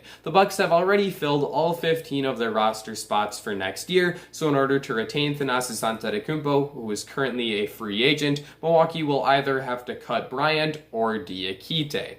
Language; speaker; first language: English; native; English